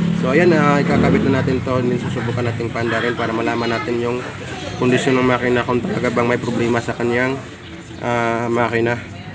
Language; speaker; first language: Filipino; non-native, local second language; Cebuano